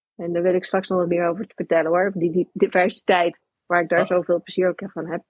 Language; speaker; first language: Dutch; early bilingual, heritage; Dutch